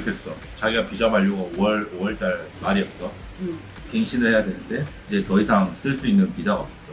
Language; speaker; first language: Korean; native; Korean